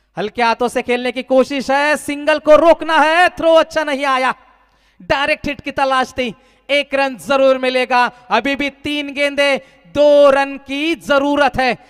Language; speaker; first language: Hindi; non-native, local second language; Marathi